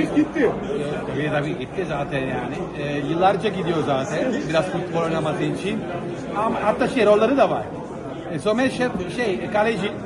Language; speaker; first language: Turkish; non-native, fluent; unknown